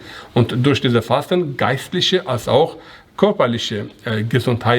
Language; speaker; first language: German; non-native, learner; Persian